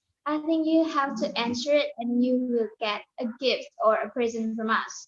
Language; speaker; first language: English; non-native, learner; Indonesian